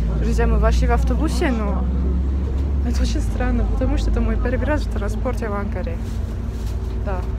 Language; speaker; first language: Russian; non-native, learner; Turkish